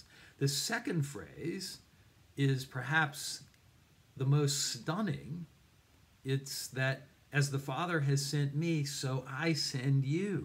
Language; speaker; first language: English; native; English